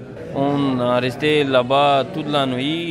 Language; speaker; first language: French; non-native, learner; Romanian